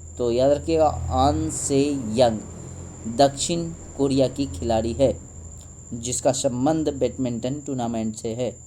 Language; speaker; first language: Hindi; native; Hindi